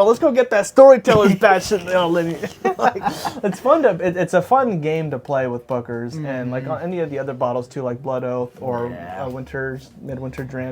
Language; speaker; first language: English; native; English